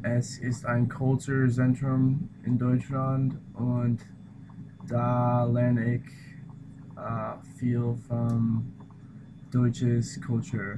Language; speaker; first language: German; non-native, learner; English